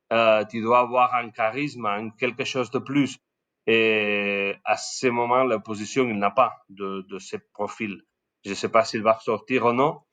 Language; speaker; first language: French; non-native, learner; Spanish